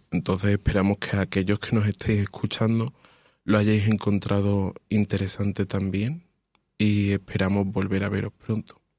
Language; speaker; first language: Spanish; early bilingual, other home language; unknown